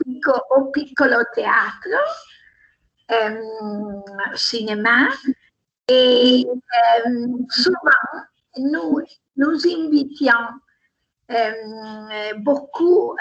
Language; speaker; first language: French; non-native, learner; Italian